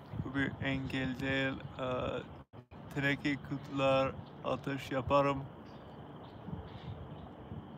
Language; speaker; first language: Turkish; non-native, learner; English